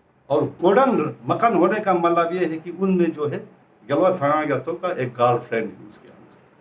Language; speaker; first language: Hindi; non-native, local second language; Ladakhi